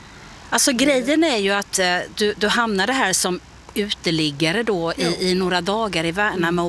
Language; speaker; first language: Swedish; native; Swedish